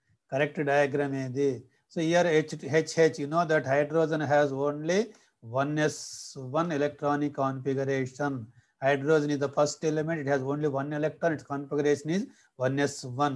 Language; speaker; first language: English; non-native, local second language; Telugu